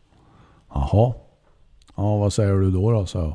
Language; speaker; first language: Swedish; native; Swedish